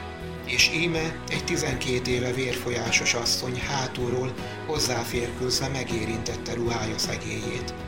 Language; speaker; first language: Hungarian; native; Hungarian